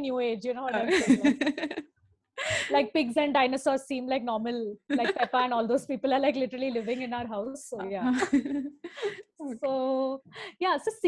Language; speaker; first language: English; non-native, local second language; Tamil